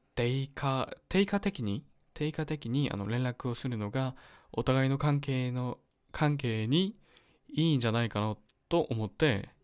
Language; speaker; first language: Japanese; non-native, learner; Korean